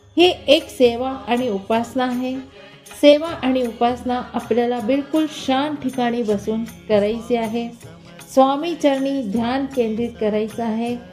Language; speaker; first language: Marathi; non-native, local second language; Hindi